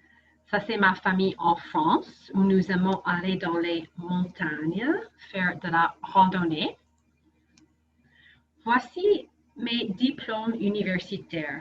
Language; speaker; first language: French; non-native, fluent; English